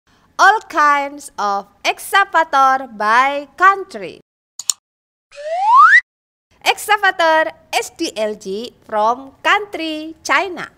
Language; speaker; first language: English; non-native, learner; Indonesian